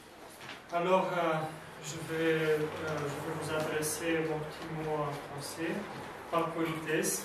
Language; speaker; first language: French; non-native, fluent; Romanian